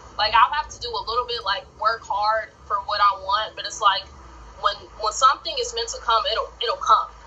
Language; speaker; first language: English; native; English